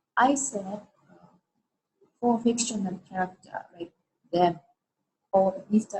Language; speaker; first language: English; non-native, learner; Japanese